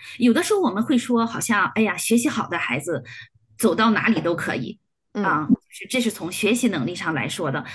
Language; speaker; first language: Chinese; native; Chinese